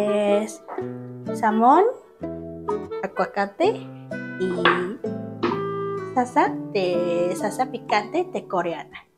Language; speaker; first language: Spanish; non-native, learner; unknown